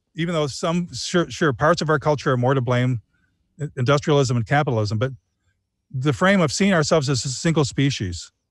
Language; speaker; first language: English; native; English